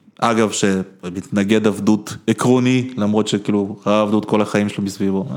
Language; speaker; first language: Hebrew; early bilingual, other home language; Russian